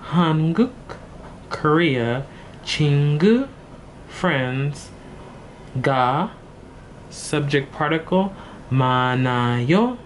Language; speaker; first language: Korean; non-native, learner; English